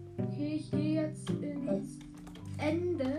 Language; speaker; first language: German; native; German